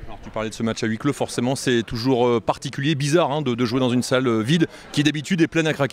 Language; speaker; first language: French; native; French